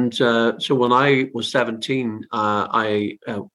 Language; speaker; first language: English; native; English